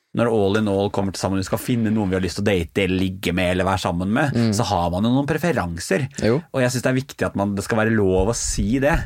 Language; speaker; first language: Norwegian; native; Norwegian